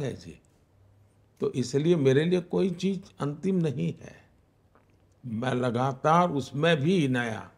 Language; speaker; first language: Hindi; non-native, local second language; Gujarati